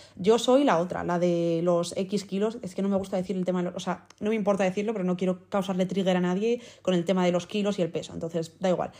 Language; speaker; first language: Spanish; early bilingual, other home language; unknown